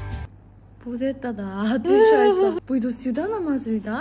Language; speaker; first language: Russian; non-native, fluent; Korean